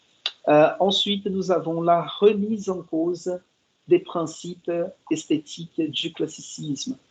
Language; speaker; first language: French; non-native, fluent; Portuguese